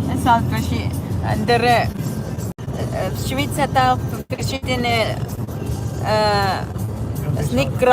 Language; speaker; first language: German; non-native, fluent; Cebuano